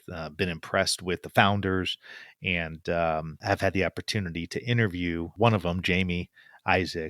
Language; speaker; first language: English; native; English